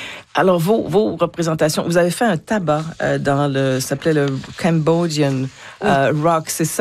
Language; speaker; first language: French; native; French